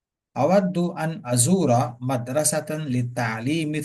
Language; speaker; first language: Arabic; non-native, fluent; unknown